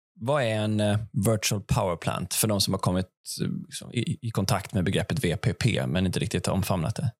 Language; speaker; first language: Swedish; native; Swedish